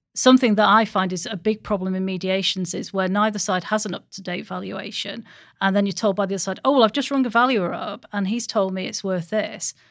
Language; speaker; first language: English; native; English